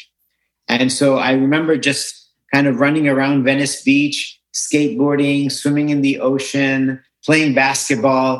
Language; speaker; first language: English; native; English